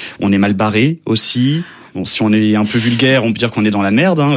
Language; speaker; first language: French; native; French